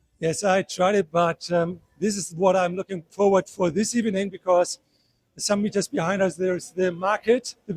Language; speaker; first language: English; non-native, fluent; German